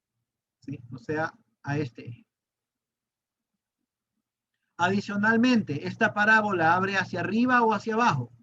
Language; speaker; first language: Spanish; native; Spanish